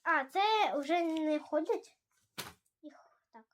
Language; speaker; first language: Ukrainian; non-native, local second language; Russian